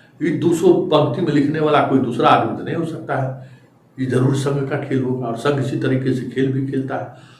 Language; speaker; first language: Hindi; native; Hindi